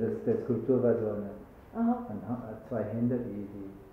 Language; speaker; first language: German; non-native, learner; Arabic